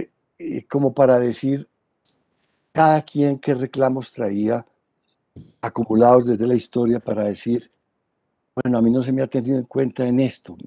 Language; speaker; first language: Spanish; native; Spanish